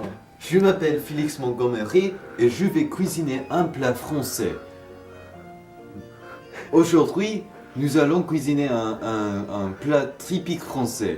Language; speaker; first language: French; non-native, learner; English